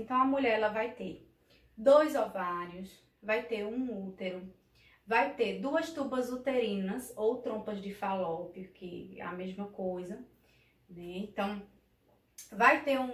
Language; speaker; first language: Portuguese; native; Portuguese